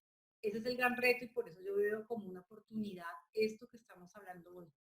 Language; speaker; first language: Spanish; native; Spanish